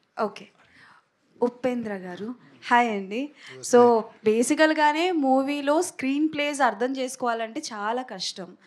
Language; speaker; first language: Telugu; native; Telugu